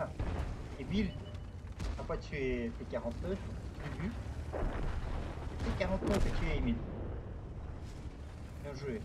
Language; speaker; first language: French; non-native, learner; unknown